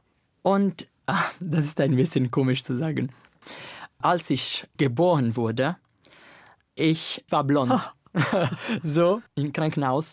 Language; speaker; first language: German; non-native, fluent; Italian